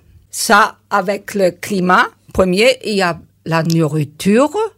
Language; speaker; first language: French; non-native, learner; German